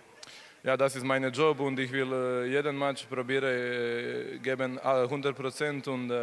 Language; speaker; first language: German; non-native, learner; Croatian